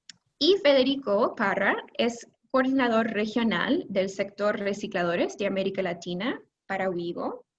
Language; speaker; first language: Spanish; non-native, fluent; English